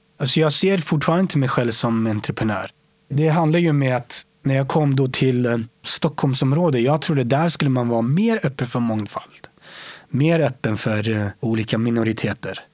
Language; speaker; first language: Swedish; early bilingual, other home language; Romany